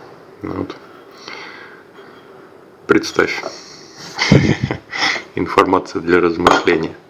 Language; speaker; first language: Russian; native; Russian